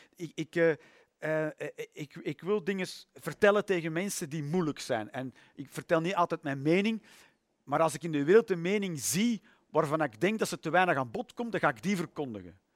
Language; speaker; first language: Dutch; native; Dutch